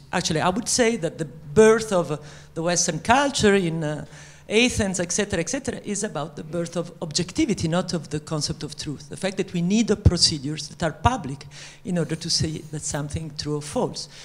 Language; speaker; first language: English; non-native, fluent; French